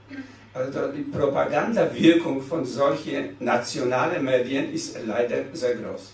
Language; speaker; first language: German; non-native, fluent; Polish